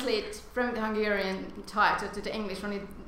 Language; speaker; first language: English; non-native, fluent; Hungarian